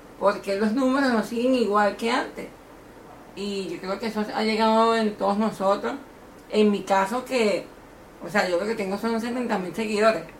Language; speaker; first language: Spanish; native; Spanish